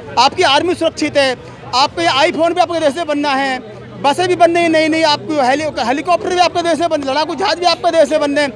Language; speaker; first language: Hindi; native; Hindi